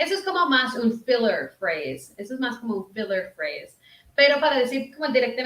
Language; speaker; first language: Spanish; early bilingual, heritage; Spanish